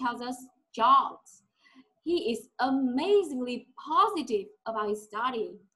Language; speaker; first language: English; non-native, fluent; Vietnamese